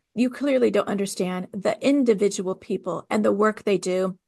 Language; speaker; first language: English; native; English